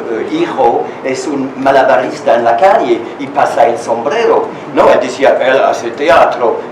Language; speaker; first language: Spanish; non-native, learner; French